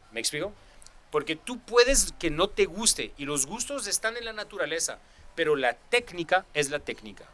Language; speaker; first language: Spanish; non-native, fluent; French